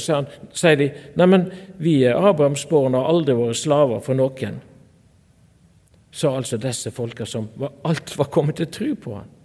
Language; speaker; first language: Norwegian; native; Norwegian